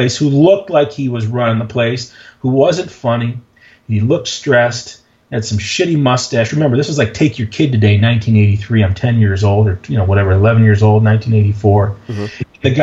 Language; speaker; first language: English; native; English